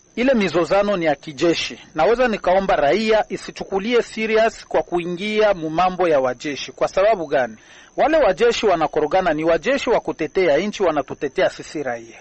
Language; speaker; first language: Swahili; native; Swahili